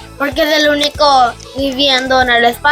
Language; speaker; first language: Spanish; early bilingual, heritage; Spanish